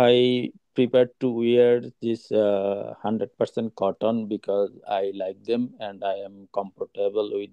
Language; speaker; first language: English; non-native, learner; Bangla